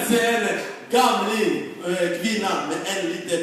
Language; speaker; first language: Swedish; non-native, fluent; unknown